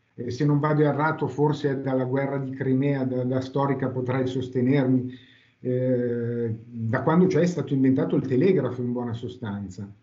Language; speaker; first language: Italian; native; Italian